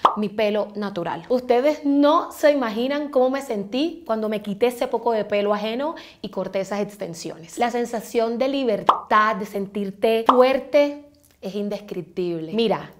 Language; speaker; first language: Spanish; native; Spanish